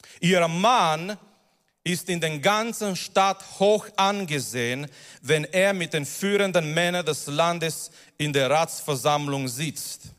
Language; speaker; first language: German; non-native, fluent; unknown